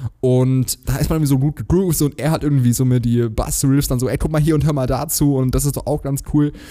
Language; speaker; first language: German; native; German